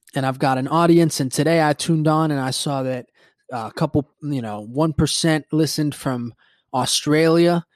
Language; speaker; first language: English; early bilingual, other home language; Spanish